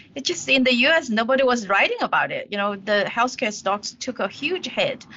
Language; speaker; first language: English; non-native, fluent; Chinese